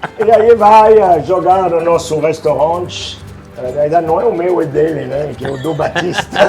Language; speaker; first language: Portuguese; non-native, fluent; French